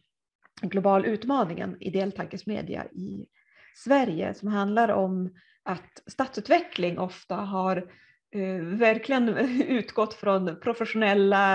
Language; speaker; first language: Swedish; native; Swedish